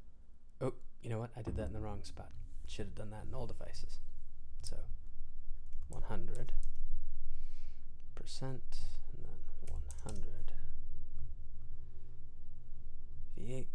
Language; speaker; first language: English; native; English